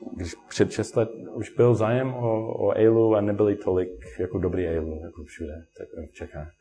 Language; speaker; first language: Czech; non-native, learner; English